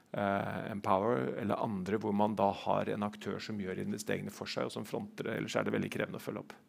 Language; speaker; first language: Norwegian; native; Norwegian